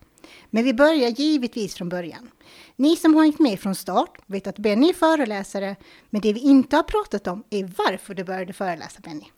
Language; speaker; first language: Swedish; native; Swedish